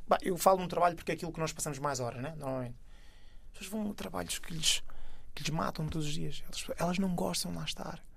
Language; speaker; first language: Portuguese; early bilingual, other home language; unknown